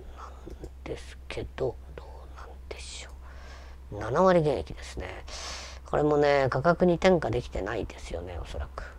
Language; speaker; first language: Japanese; native; Japanese